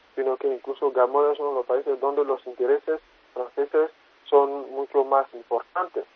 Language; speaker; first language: Spanish; non-native, fluent; French